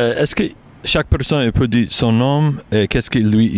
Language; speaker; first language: French; non-native, learner; English